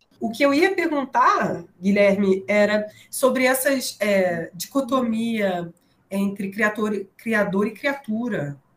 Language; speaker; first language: Portuguese; native; Portuguese